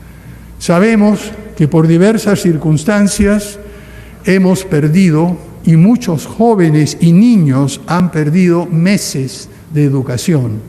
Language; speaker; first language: Spanish; native; Spanish